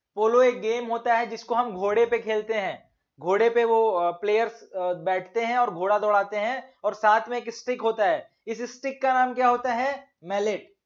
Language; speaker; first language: Hindi; native; Hindi